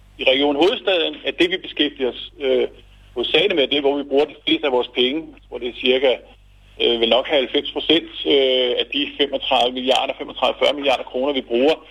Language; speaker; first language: Danish; native; Danish